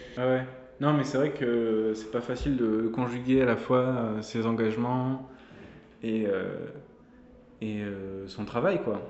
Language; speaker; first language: French; native; French